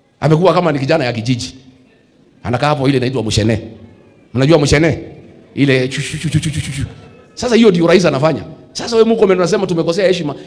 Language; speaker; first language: Swahili; non-native, local second language; Kikuyu